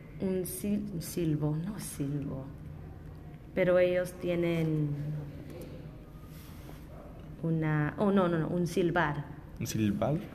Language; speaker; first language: Spanish; non-native, learner; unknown